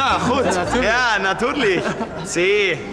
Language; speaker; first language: German; native; German